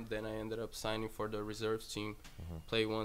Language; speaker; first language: English; non-native, fluent; Portuguese